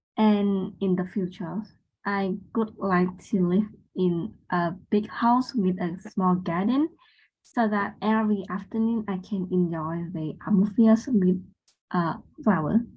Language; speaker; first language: English; non-native, learner; Vietnamese